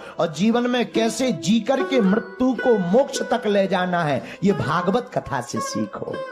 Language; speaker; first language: Hindi; native; Hindi